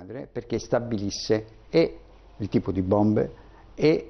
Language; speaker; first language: Italian; native; Italian